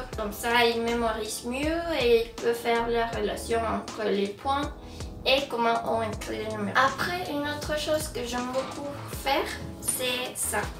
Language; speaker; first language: French; non-native, fluent; Spanish